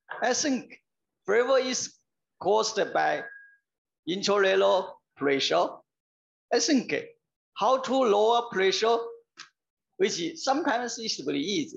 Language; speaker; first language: English; non-native, learner; Chinese